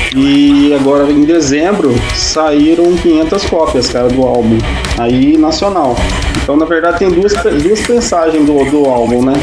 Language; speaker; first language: Portuguese; native; Portuguese